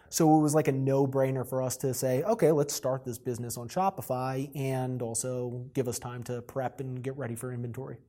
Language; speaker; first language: English; native; English